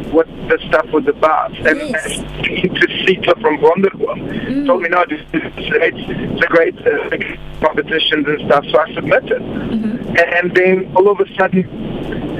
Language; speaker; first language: English; non-native, fluent; Portuguese